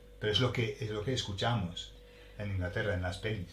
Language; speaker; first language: Spanish; non-native, fluent; English